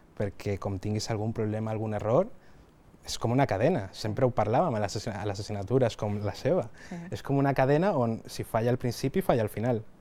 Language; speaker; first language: Catalan; non-native, local second language; Spanish